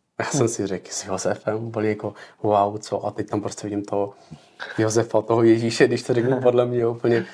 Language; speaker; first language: Czech; early bilingual, other home language; Ukrainian